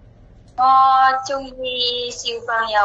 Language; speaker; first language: Cantonese; non-native, learner; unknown